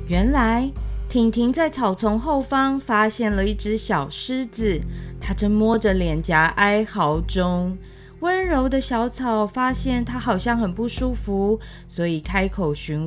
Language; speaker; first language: Chinese; native; Chinese